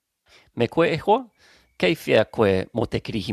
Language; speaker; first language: Māori; non-native, learner; English